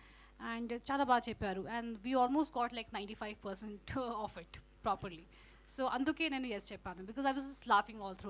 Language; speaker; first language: Telugu; non-native, fluent; Hindi